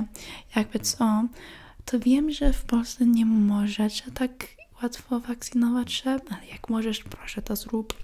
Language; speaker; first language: Polish; early bilingual, heritage; English